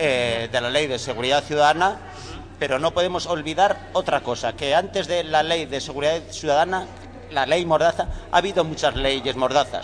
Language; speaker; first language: Spanish; native; Spanish